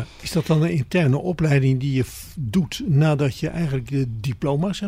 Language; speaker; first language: Dutch; native; Dutch